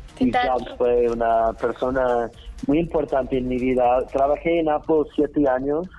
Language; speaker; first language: Spanish; non-native, learner; English